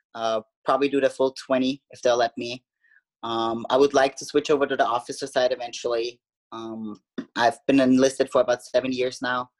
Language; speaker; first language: English; non-native, fluent; German